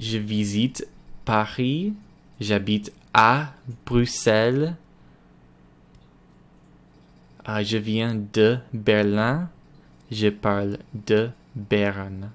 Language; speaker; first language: French; non-native, learner; English